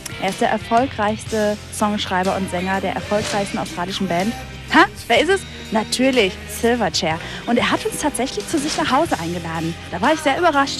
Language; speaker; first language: German; native; German